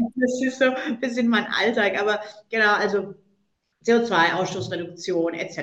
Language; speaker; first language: German; non-native, fluent; Spanish